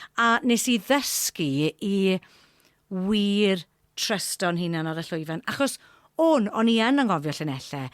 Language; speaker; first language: Welsh; non-native, local second language; English